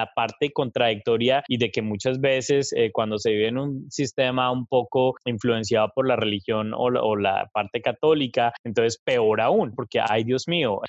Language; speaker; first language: Spanish; native; Spanish